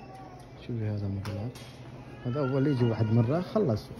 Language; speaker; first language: Arabic; non-native, learner; Bangla